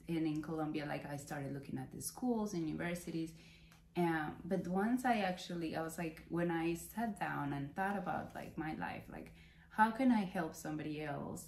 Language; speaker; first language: English; non-native, fluent; Spanish